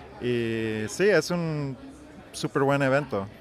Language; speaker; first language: Spanish; non-native, learner; English